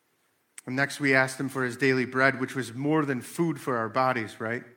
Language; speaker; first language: English; native; English